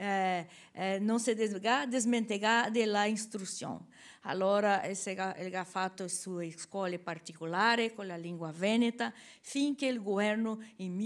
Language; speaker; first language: Italian; non-native, learner; Portuguese